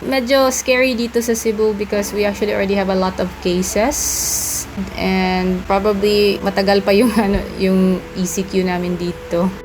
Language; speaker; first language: Filipino; non-native, local second language; Cebuano